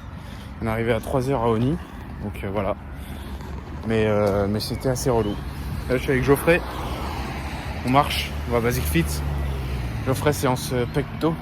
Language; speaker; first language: French; native; French